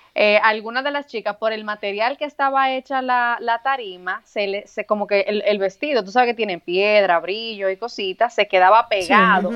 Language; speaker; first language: Spanish; native; Spanish